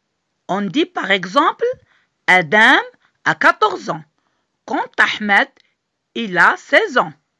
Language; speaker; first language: French; non-native, local second language; Arabic